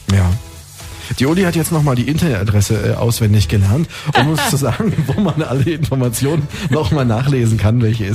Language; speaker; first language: German; native; German